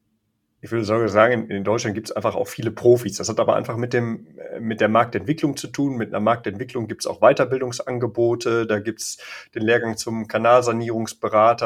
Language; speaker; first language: German; native; German